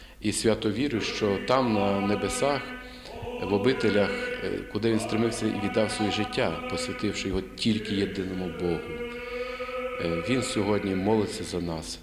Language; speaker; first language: Ukrainian; native; Ukrainian